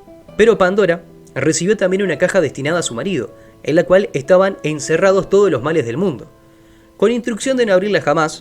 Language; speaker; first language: Spanish; native; Spanish